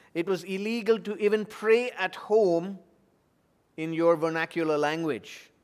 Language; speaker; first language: English; non-native, local second language; Tamil